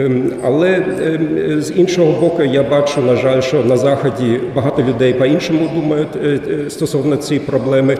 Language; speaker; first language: Ukrainian; non-native, fluent; German